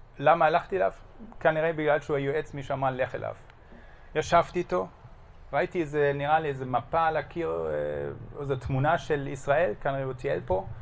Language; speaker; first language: Hebrew; non-native, fluent; German